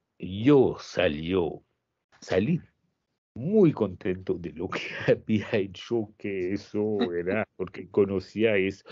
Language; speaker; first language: Spanish; non-native, fluent; French